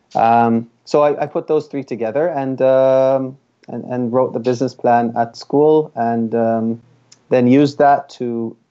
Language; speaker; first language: English; early bilingual, other home language; Hebrew